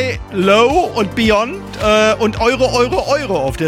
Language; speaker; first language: German; native; German